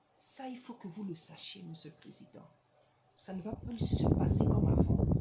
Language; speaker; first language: French; non-native, local second language; Lingala